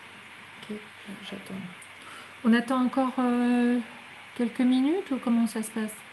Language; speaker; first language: French; native; French